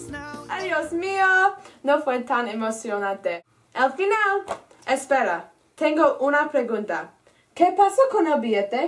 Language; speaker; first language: Spanish; non-native, learner; English